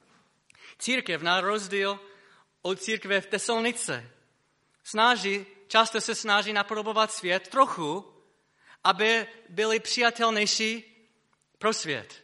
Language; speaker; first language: Czech; non-native, fluent; English